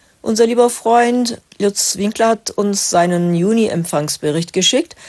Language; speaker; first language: German; non-native, fluent; Turkish